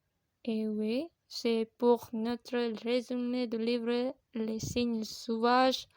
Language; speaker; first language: French; non-native, learner; Indonesian